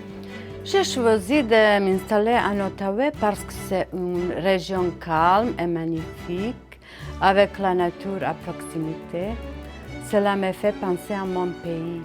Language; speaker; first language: French; non-native, fluent; Bosnian